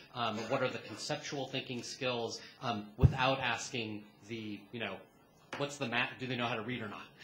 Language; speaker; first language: English; native; English